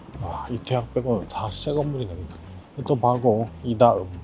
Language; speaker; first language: Korean; native; Korean